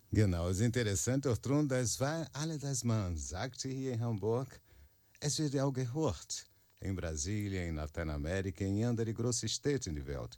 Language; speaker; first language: German; non-native, learner; Portuguese